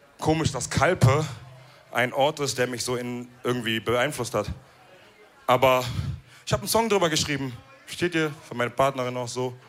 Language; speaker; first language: German; early bilingual, other home language; Wolof